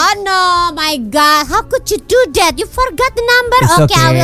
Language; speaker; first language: English; non-native, learner; Indonesian